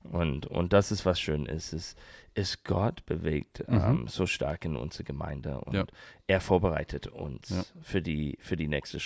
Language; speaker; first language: German; non-native, learner; English